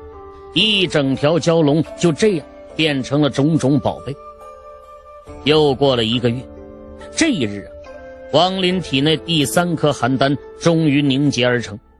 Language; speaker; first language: Chinese; native; Chinese